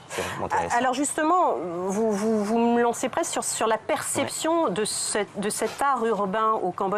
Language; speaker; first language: French; native; French